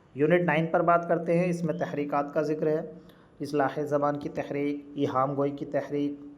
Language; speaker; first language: Urdu; native; Urdu